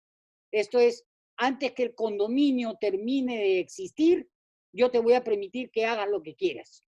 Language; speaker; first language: Spanish; native; Spanish